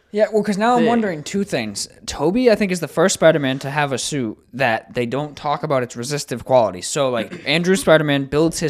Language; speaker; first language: English; native; English